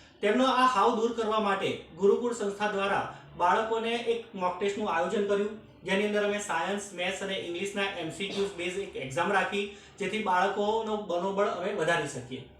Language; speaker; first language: Gujarati; native; Gujarati